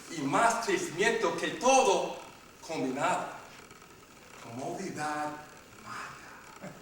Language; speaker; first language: Spanish; non-native, learner; English